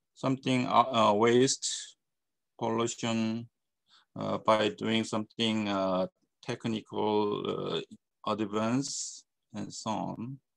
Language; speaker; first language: English; non-native, fluent; Korean